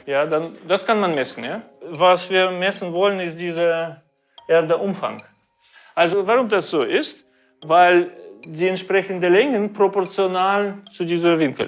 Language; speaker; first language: German; non-native, fluent; Russian